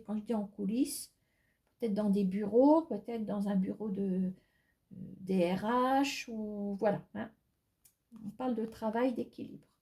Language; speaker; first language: French; native; French